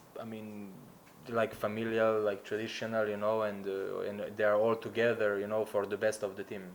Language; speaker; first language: English; non-native, learner; Slovenian